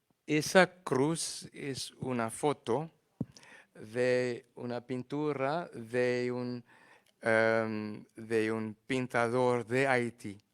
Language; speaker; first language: Spanish; non-native, learner; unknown